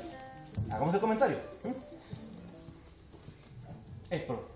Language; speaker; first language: Spanish; native; Spanish